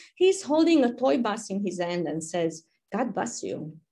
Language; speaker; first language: English; non-native, fluent; Romanian